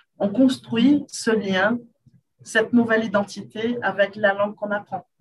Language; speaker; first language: French; non-native, fluent; Portuguese